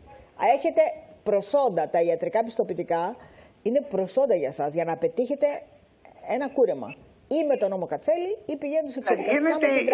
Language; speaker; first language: Greek; native; Greek